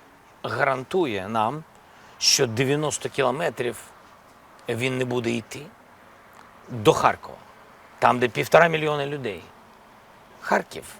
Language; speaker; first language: Ukrainian; non-native, local second language; Russian